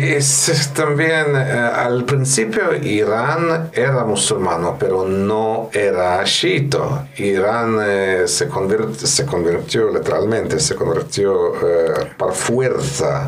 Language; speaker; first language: Spanish; non-native, fluent; Russian